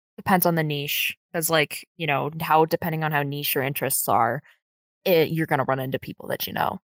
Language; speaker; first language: English; native; English